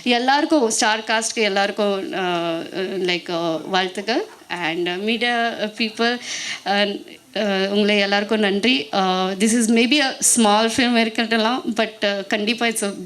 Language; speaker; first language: Tamil; non-native, learner; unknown